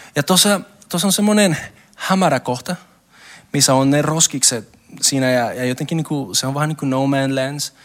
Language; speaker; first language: Finnish; non-native, learner; Spanish